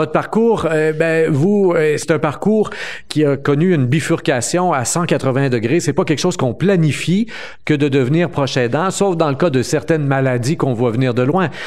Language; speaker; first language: French; native; French